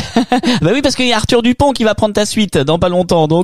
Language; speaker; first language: French; native; French